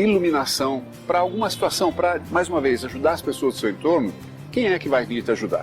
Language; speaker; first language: Portuguese; native; Portuguese